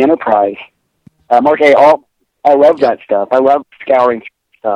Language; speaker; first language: English; native; English